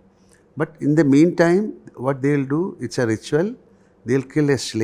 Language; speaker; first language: English; non-native, local second language; Malayalam